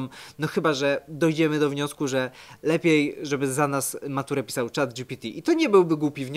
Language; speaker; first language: Polish; native; Polish